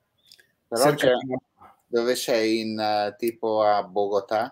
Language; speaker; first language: Spanish; non-native, fluent; Italian